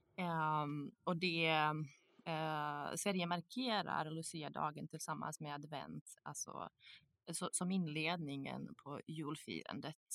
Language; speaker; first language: Swedish; non-native, fluent; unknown